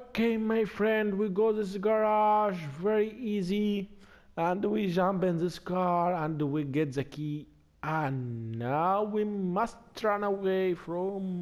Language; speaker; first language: English; non-native, learner; Arabic